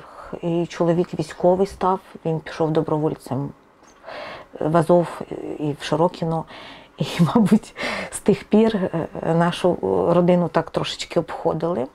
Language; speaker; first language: Ukrainian; non-native, local second language; Russian